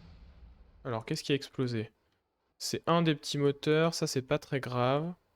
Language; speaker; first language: French; native; French